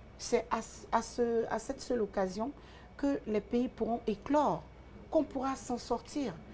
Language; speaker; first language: French; early bilingual, other home language; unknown